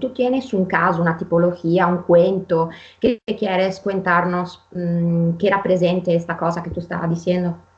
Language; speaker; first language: Spanish; non-native, fluent; Italian